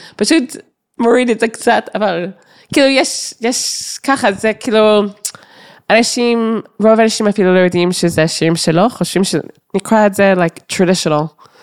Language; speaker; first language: Hebrew; non-native, fluent; English